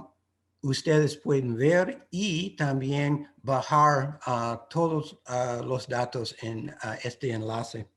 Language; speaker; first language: Spanish; non-native, fluent; English